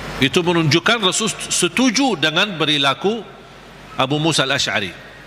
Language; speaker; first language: Malay; non-native, fluent; Arabic